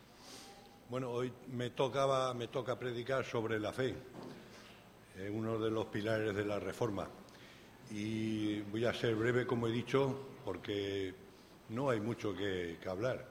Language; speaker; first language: Spanish; native; Spanish